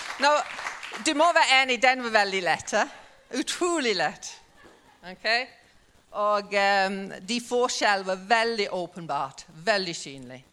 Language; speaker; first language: Norwegian; non-native, fluent; English